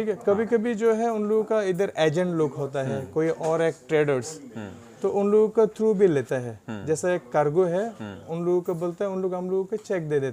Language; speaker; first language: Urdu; non-native, fluent; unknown